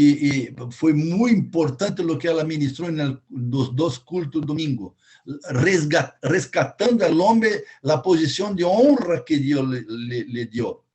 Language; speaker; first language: Spanish; non-native, fluent; Portuguese